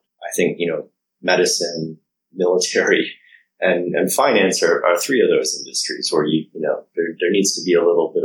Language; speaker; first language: English; native; English